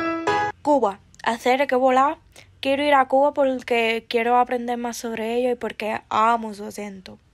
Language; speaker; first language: Spanish; early bilingual, heritage; Spanish